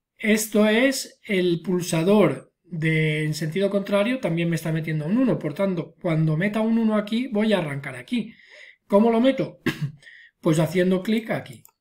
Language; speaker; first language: Spanish; non-native, local second language; Catalan